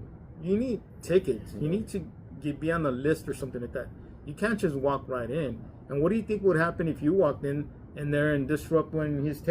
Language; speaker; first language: English; native; English